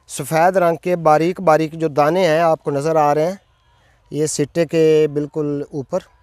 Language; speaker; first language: Urdu; non-native, local second language; Punjabi